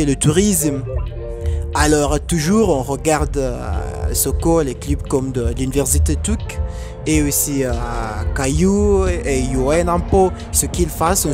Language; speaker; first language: French; non-native, fluent; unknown